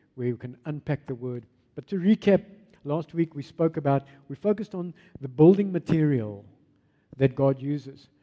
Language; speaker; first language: English; non-native, local second language; Afrikaans